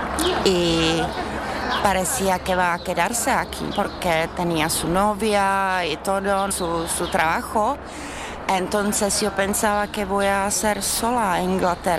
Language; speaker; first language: Spanish; non-native, learner; Czech